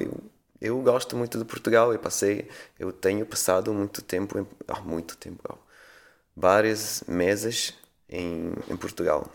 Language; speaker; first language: Portuguese; non-native, fluent; Swedish